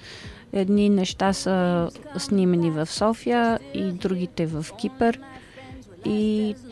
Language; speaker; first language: Bulgarian; early bilingual, heritage; Bulgarian